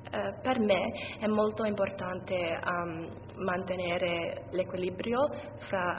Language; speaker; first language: Italian; non-native, learner; English